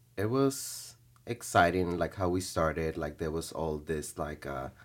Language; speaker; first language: English; early bilingual, other home language; Spanish